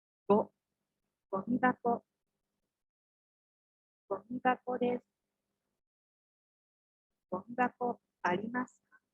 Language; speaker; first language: Japanese; non-native, learner; Indonesian